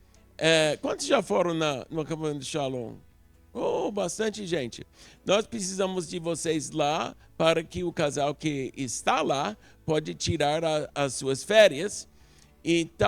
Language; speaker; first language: Portuguese; non-native, local second language; English